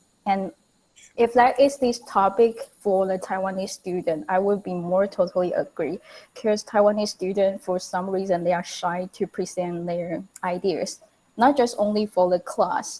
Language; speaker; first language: English; non-native, learner; Chinese